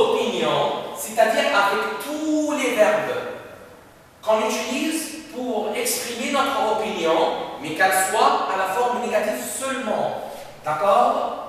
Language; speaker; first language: French; non-native, fluent; Arabic